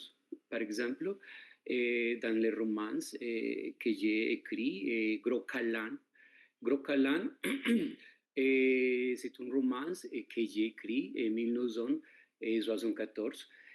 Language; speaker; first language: French; non-native, fluent; Spanish